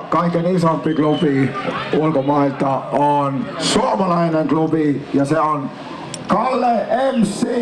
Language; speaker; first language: Finnish; non-native, fluent; Estonian